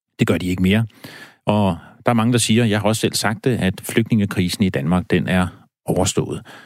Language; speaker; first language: Danish; native; Danish